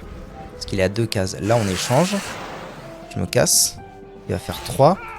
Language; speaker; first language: French; native; French